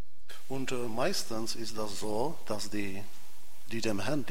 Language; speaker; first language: German; non-native, fluent; Czech